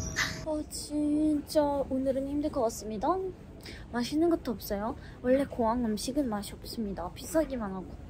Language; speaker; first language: Korean; native; Korean